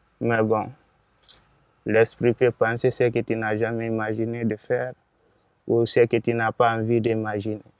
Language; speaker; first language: French; non-native, local second language; Fula